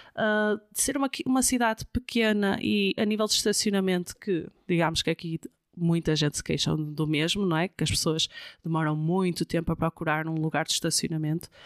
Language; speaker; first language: Portuguese; non-native, fluent; Dutch